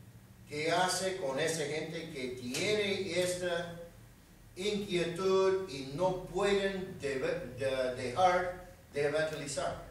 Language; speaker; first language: Spanish; non-native, fluent; English